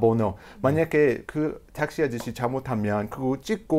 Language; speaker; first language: Korean; non-native, fluent; English